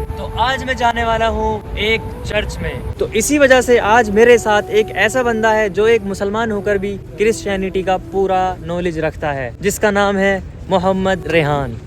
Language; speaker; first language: Hindi; native; Hindi